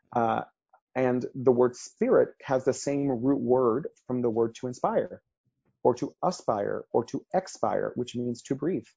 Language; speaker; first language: English; early bilingual, other home language; Spanish